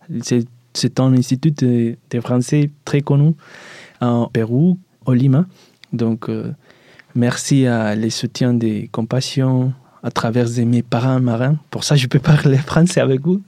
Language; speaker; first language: French; non-native, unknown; Spanish